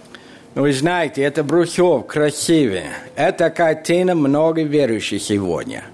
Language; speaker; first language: Russian; non-native, fluent; English